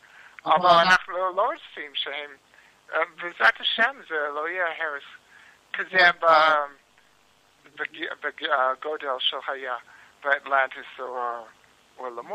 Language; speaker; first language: Hebrew; non-native, learner; English